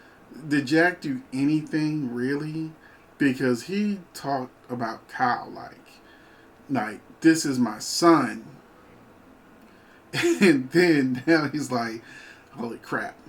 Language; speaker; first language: English; native; English